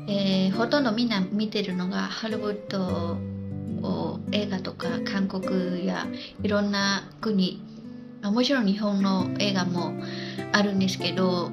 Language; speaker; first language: Japanese; non-native, fluent; Khmer